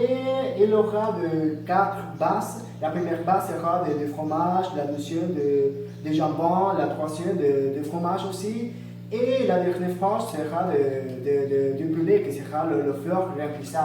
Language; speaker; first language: French; non-native, learner; Spanish